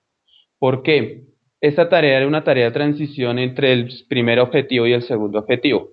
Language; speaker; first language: Spanish; native; Spanish